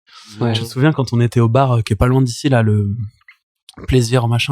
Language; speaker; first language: French; native; French